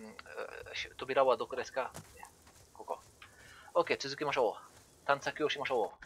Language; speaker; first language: Japanese; non-native, learner; French